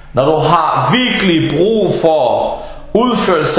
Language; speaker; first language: Danish; non-native, fluent; Arabic